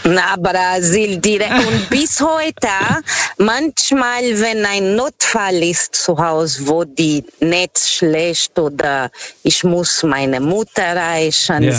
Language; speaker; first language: German; non-native, fluent; Portuguese